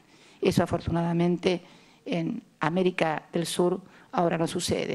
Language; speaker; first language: Spanish; native; Spanish